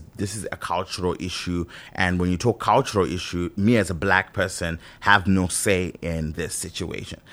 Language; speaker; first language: English; non-native, local second language; Shona